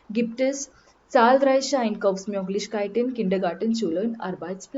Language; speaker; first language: German; non-native, learner; Marathi